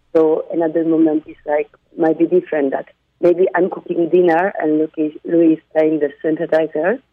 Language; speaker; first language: English; non-native, fluent; Polish